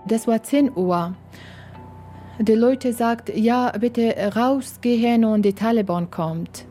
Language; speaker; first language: German; non-native, learner; Persian